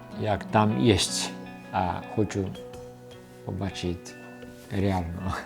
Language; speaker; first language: Ukrainian; early bilingual, heritage; Ukrainian